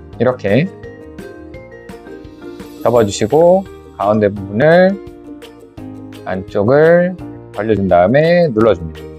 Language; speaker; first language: Korean; native; Korean